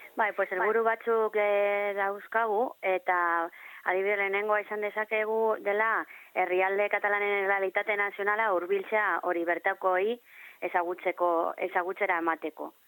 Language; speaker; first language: Basque; non-native, learner; Catalan